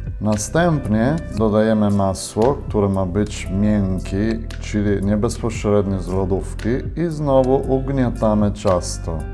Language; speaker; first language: Polish; non-native, fluent; Italian